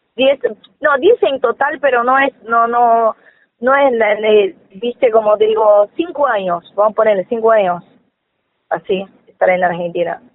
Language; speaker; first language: Spanish; non-native, fluent; Portuguese